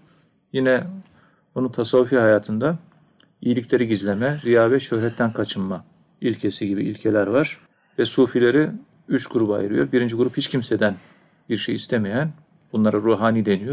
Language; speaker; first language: Turkish; native; Turkish